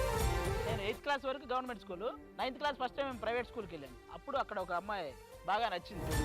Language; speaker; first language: Telugu; native; Telugu